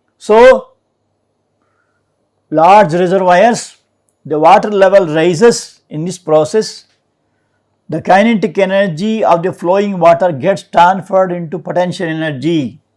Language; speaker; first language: English; non-native, local second language; Kannada